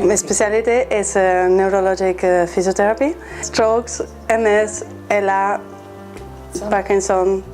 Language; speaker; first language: English; non-native, fluent; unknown